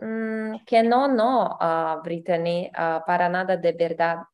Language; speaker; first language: Spanish; non-native, learner; English